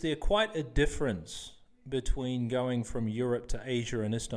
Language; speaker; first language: English; native; English